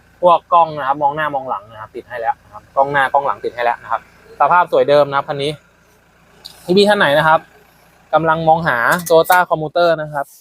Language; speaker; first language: Thai; native; Thai